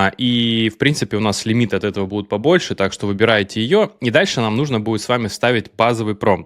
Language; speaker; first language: Russian; native; Russian